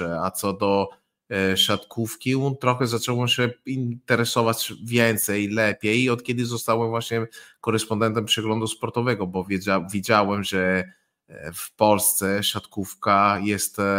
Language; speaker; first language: Polish; non-native, fluent; Italian